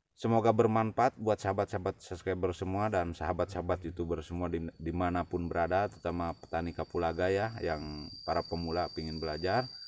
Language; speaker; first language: Indonesian; non-native, local second language; Sundanese